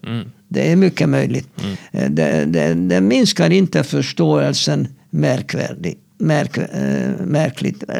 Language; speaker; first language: Swedish; non-native, fluent; Hungarian